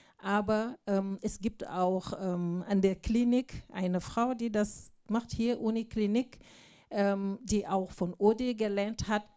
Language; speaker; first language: German; non-native, fluent; Fula